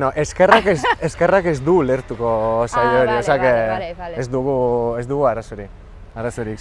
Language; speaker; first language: Basque; non-native, fluent; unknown